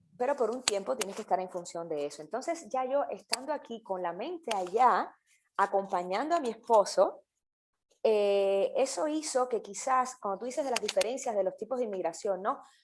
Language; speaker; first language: Spanish; native; Spanish